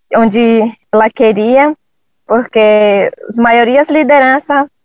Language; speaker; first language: Portuguese; non-native, local second language; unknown